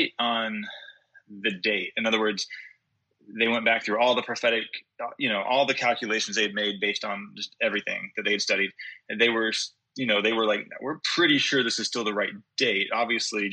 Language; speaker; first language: English; native; English